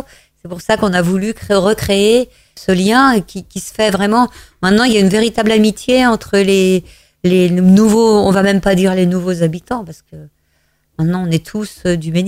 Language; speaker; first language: French; native; French